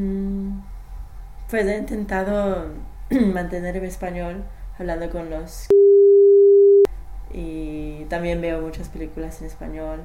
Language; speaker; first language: Spanish; non-native, learner; English